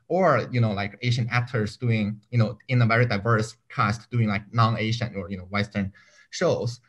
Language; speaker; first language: English; non-native, fluent; Chinese